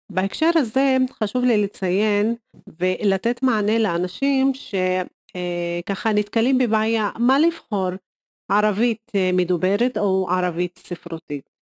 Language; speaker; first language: Hebrew; non-native, local second language; Arabic